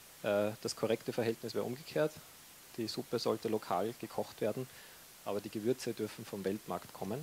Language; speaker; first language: German; native; German